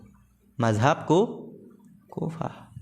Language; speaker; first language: Arabic; non-native, fluent; Indonesian